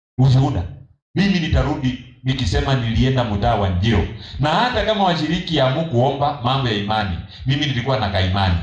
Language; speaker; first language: Swahili; non-native, local second language; Kamba